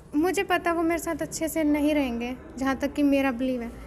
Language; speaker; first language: Hindi; native; Hindi